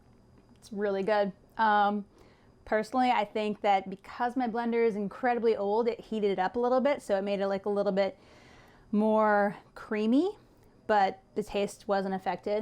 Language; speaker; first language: English; native; English